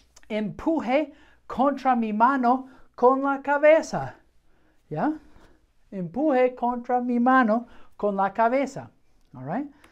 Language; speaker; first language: Spanish; non-native, fluent; English